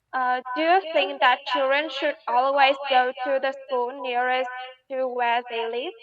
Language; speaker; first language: English; non-native, learner; Vietnamese